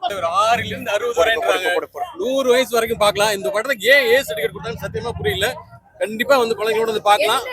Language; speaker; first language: Tamil; native; Tamil